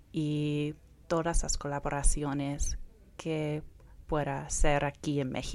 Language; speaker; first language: Spanish; non-native, fluent; English